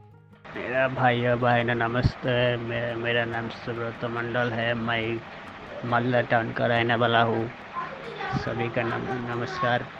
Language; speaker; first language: Hindi; non-native, local second language; Bangla